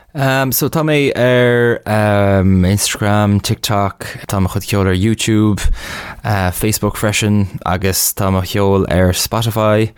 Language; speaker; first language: Irish; non-native, local second language; English